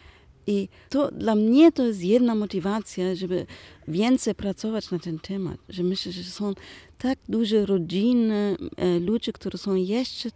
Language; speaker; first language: Polish; non-native, learner; German